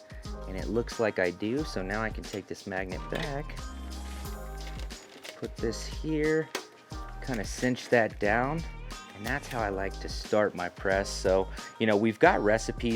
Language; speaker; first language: English; native; English